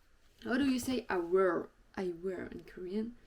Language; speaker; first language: English; non-native, learner; French